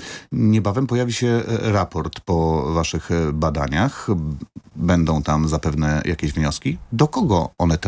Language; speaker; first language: Polish; native; Polish